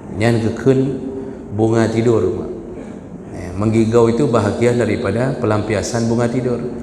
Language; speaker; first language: Malay; non-native, local second language; Achinese